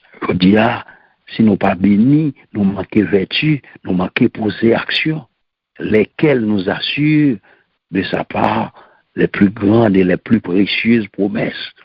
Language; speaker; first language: French; non-native, local second language; Haitian Creole